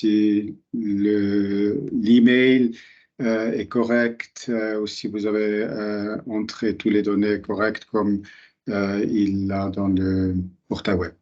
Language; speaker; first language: French; non-native, local second language; German